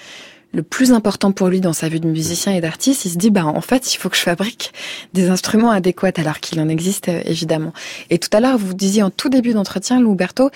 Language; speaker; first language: French; native; French